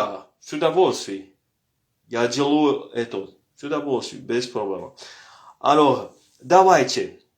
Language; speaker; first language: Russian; non-native, fluent; French